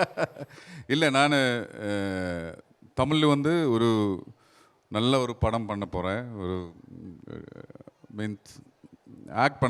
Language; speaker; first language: Tamil; non-native, learner; Malayalam